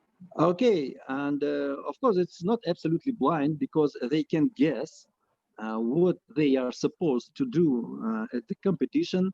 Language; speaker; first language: English; non-native, fluent; Russian